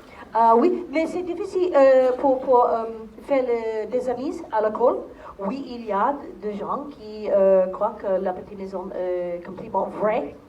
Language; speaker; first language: French; non-native, learner; English